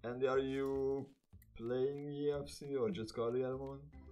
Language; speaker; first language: English; non-native, learner; Hungarian